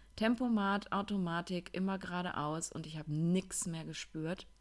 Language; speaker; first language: German; native; German